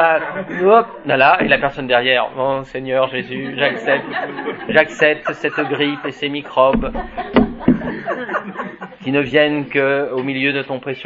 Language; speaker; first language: French; native; French